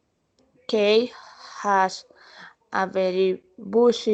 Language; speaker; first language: English; non-native, learner; Spanish